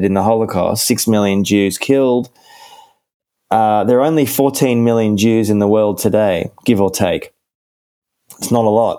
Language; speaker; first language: English; native; English